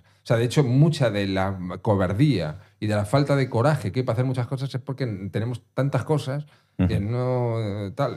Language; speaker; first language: Spanish; native; Spanish